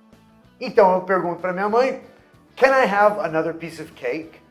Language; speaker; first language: Portuguese; non-native, fluent; English